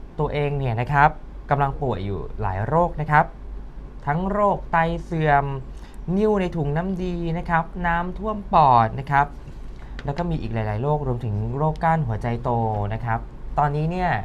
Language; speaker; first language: Thai; native; Thai